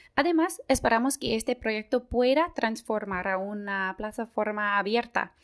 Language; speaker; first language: Spanish; non-native, fluent; English